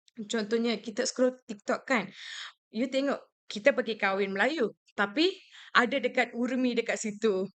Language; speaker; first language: Malay; non-native, local second language; Tamil